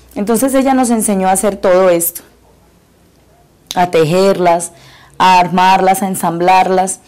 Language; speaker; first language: Spanish; native; Spanish